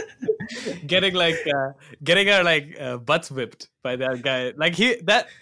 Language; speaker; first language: English; non-native, local second language; Assamese